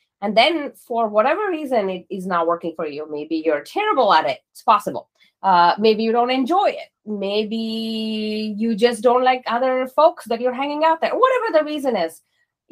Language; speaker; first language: English; non-native, local second language; Kannada